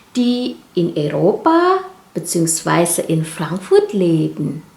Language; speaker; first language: German; non-native, learner; Indonesian